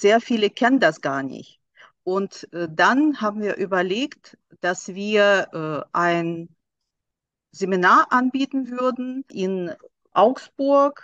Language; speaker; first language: German; non-native, fluent; Russian